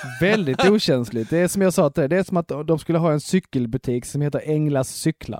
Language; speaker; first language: Swedish; native; Swedish